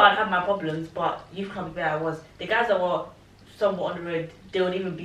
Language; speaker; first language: English; native; English